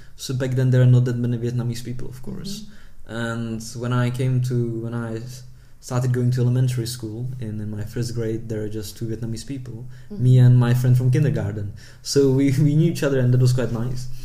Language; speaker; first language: English; early bilingual, heritage; Czech